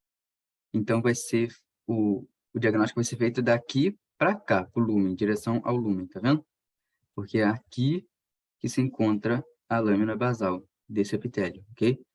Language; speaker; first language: Portuguese; native; Portuguese